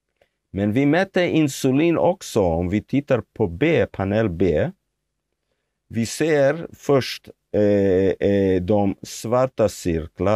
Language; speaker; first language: Swedish; non-native, fluent; Hebrew